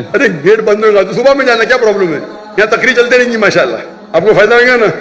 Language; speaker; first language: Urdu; non-native, local second language; Konkani